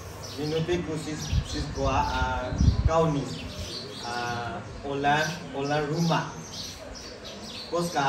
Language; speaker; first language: Finnish; non-native, learner; Burmese